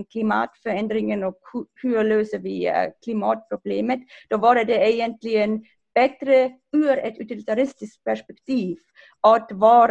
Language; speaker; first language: Swedish; non-native, fluent; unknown